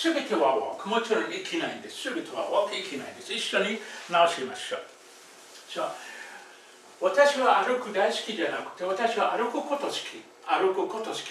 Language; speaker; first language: Japanese; non-native, fluent; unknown